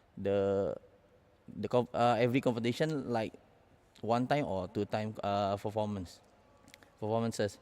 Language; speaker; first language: English; non-native, learner; Indonesian